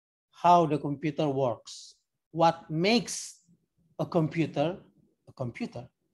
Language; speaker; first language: English; non-native, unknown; Indonesian